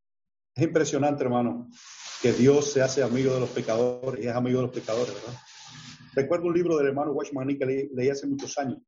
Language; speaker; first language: Spanish; native; Spanish